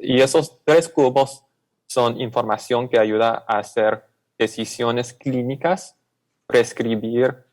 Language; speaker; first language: Spanish; non-native, fluent; English